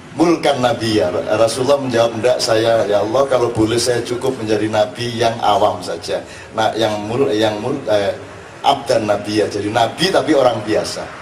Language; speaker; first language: Indonesian; non-native, local second language; Javanese